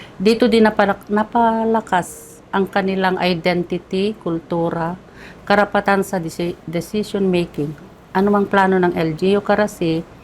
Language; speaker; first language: Filipino; non-native, local second language; Iloko